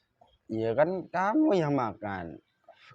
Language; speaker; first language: Indonesian; native; Indonesian